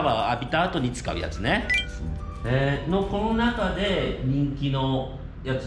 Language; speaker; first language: Japanese; native; Japanese